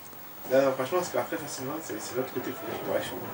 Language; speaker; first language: French; native; French